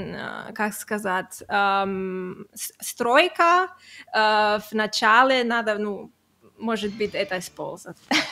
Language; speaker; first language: Russian; non-native, learner; Catalan